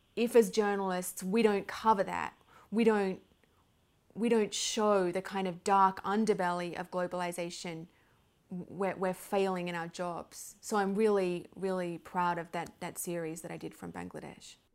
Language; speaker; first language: English; native; English